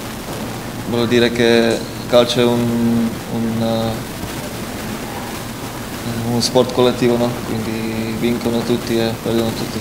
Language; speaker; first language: Italian; non-native, fluent; Slovak